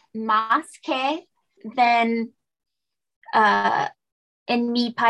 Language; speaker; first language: Spanish; non-native, learner; English